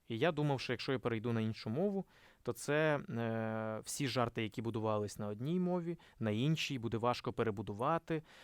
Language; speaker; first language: Ukrainian; non-native, local second language; Russian